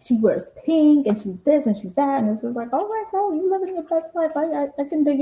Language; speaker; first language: English; native; English